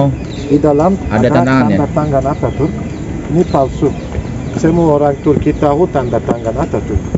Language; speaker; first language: Indonesian; non-native, learner; Turkish